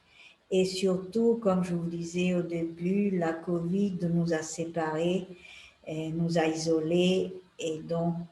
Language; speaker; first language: French; non-native, fluent; Italian